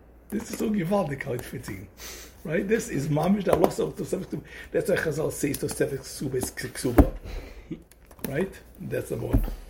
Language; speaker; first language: English; native; English